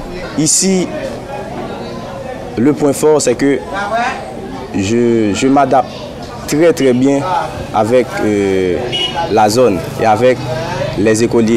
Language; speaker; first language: French; non-native, local second language; Haitian Creole